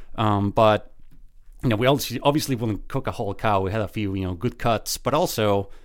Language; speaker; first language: English; early bilingual, other home language; Spanish